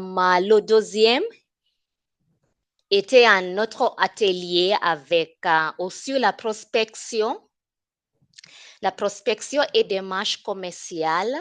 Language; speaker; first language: French; non-native, fluent; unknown